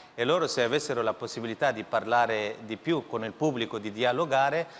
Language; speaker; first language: Italian; early bilingual, other home language; Persian